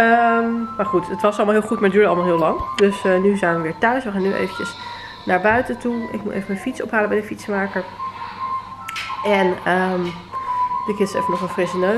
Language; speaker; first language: Dutch; native; Dutch